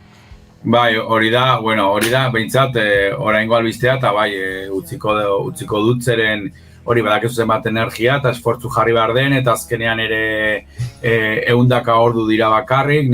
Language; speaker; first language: Basque; native; Basque